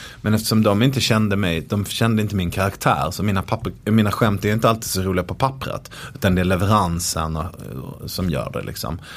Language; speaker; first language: Swedish; native; Swedish